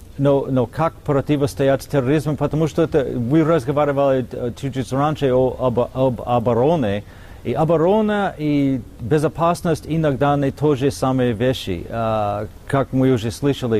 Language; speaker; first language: Russian; non-native, fluent; English